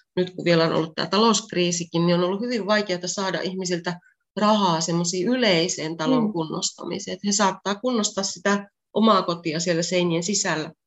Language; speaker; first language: Finnish; native; Finnish